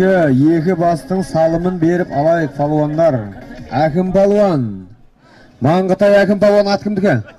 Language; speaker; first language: Kazakh; native; Kazakh